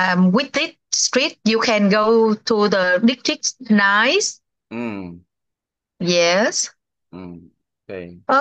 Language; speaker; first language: English; non-native, learner; Vietnamese